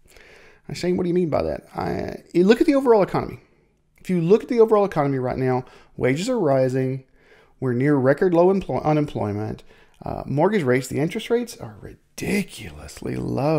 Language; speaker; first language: English; native; English